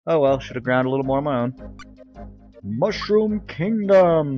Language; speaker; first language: English; native; English